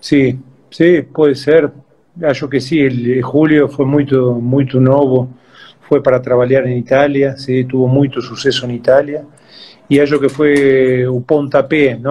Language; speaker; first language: Portuguese; non-native, fluent; Spanish